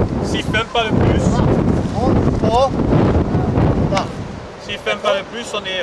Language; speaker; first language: French; native; French